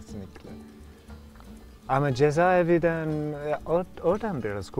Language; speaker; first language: Turkish; non-native, learner; English